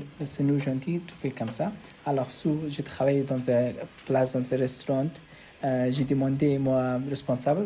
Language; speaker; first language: French; non-native, learner; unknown